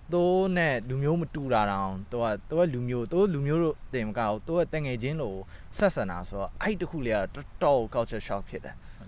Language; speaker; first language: Burmese; native; Burmese